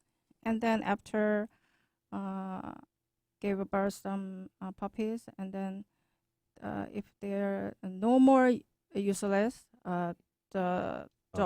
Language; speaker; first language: English; non-native, learner; Korean